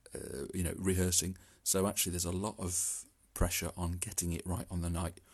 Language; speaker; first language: English; native; English